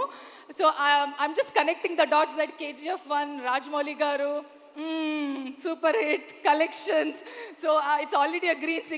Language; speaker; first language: Telugu; non-native, learner; Kannada